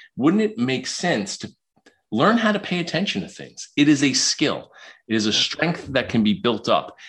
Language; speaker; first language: English; native; English